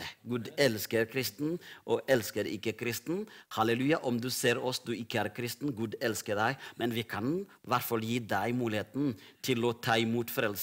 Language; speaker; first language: Swedish; non-native, learner; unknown